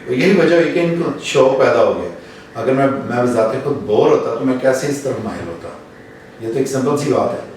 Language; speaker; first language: Urdu; non-native, local second language; Punjabi